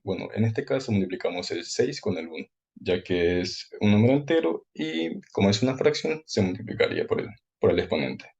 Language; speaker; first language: Spanish; native; Spanish